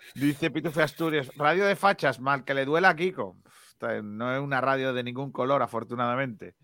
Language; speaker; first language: Spanish; native; Spanish